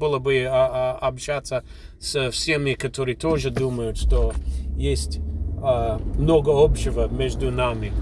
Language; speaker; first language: Russian; non-native, fluent; English